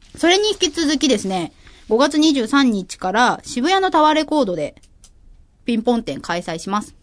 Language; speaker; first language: Japanese; native; Japanese